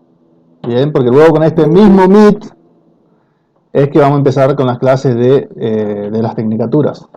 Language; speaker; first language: Spanish; native; Spanish